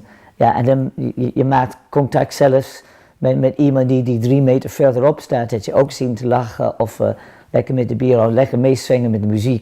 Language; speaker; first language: Dutch; non-native, fluent; English